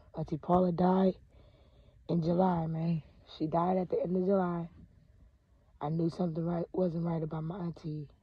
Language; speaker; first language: English; native; English